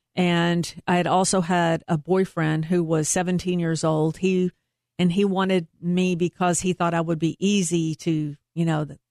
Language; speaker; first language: English; native; English